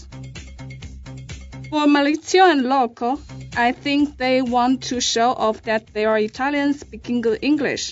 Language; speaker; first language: English; non-native, fluent; Chinese